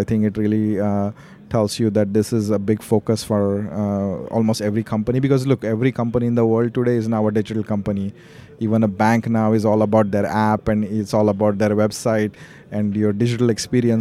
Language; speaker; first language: English; non-native, local second language; Marathi